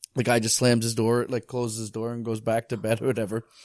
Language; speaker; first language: English; native; English